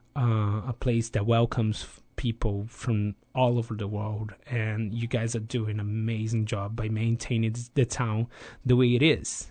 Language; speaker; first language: English; non-native, fluent; Portuguese